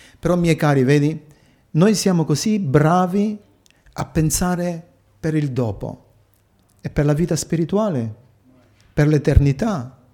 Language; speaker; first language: Italian; early bilingual, heritage; Italian